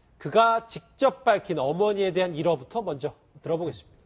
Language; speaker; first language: Korean; native; Korean